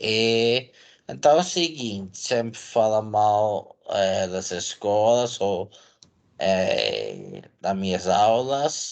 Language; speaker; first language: Portuguese; non-native, fluent; Dutch